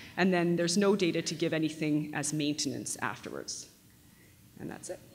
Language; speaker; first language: English; native; English